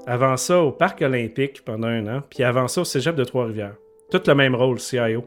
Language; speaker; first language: French; native; French